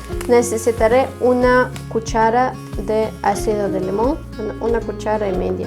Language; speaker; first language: Spanish; non-native, fluent; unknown